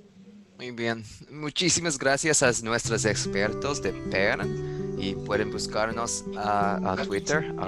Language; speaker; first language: Spanish; non-native, learner; English